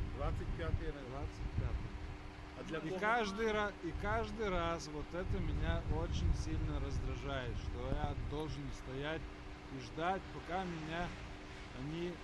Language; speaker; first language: Russian; non-native, local second language; Ukrainian